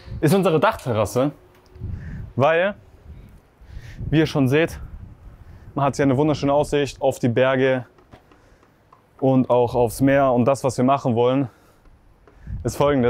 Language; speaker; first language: German; native; German